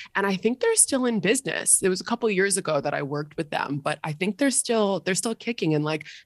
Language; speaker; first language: English; native; English